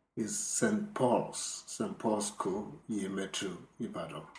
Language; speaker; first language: English; non-native, local second language; Yoruba